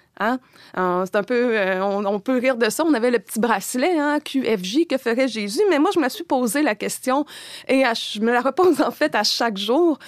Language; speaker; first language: French; native; French